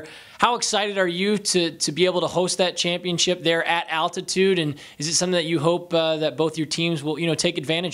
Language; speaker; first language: English; native; English